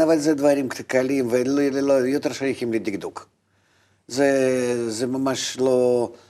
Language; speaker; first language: Hebrew; non-native, fluent; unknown